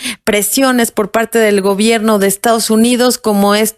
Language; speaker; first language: Spanish; native; Spanish